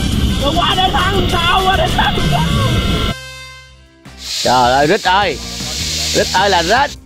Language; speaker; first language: Vietnamese; native; Vietnamese